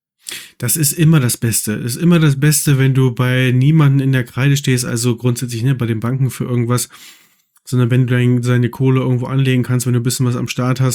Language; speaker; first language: German; native; German